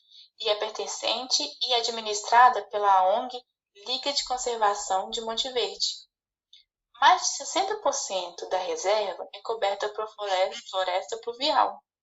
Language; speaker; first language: Portuguese; native; Portuguese